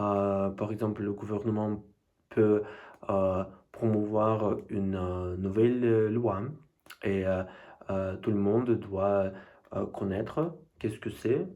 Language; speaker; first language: French; non-native, fluent; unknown